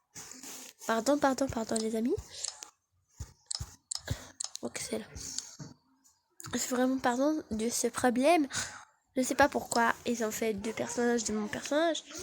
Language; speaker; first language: French; non-native, learner; Arabic